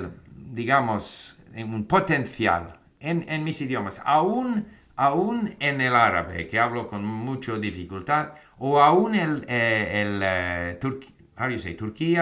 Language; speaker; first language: Spanish; non-native, fluent; English